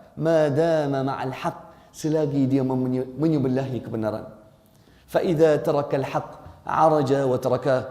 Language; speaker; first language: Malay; non-native, fluent; Arabic